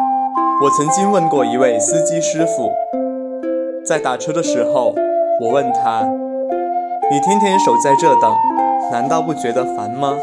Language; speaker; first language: Chinese; native; Chinese